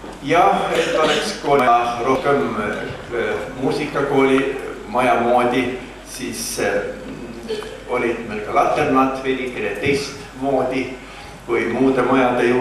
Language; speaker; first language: Estonian; native; Estonian